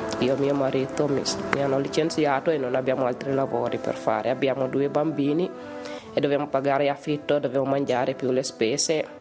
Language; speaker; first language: Italian; non-native, learner; Wolof